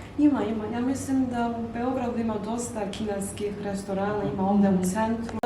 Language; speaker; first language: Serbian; non-native, fluent; Chinese